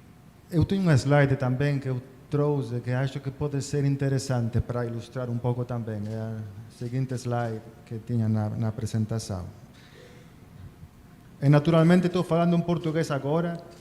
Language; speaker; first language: Portuguese; non-native, fluent; Spanish